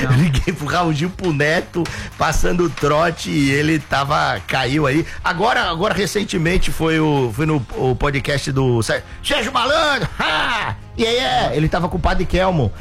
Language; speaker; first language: Portuguese; native; Portuguese